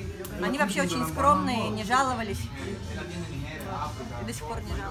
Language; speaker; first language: Russian; native; Russian